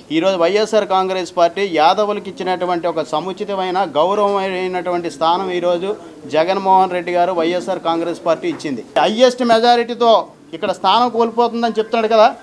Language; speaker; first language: Telugu; native; Telugu